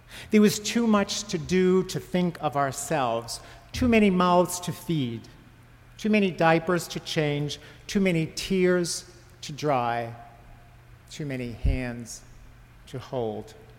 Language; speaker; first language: English; native; English